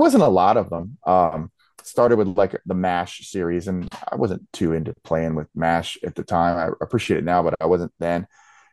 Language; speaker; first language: English; native; English